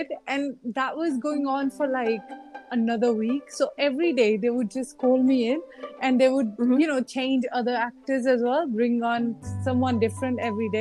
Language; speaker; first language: English; native; English